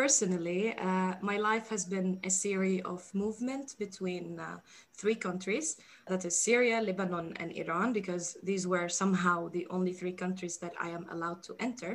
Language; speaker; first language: English; non-native, fluent; Arabic